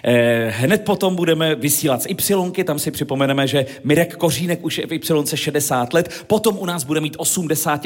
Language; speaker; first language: Czech; native; Czech